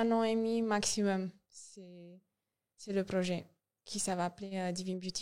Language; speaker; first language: French; non-native, learner; Romanian